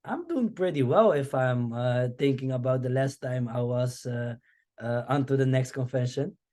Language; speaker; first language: English; non-native, fluent; Dutch